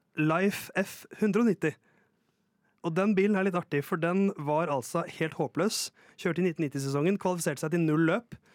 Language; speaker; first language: Norwegian; native; Norwegian